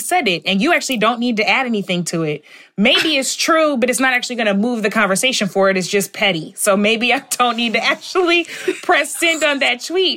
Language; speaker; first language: English; native; English